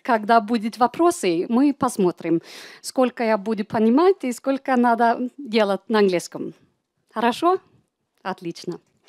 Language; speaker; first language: Russian; non-native, learner; Norwegian